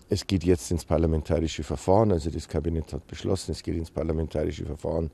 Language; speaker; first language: German; native; German